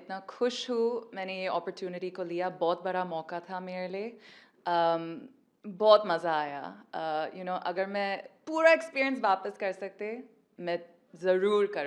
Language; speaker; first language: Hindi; non-native, learner; English